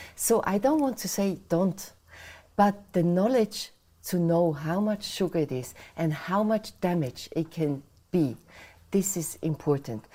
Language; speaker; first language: English; non-native, fluent; Swiss German